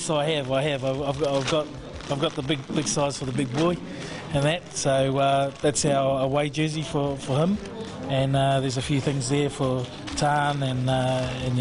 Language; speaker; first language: English; native; English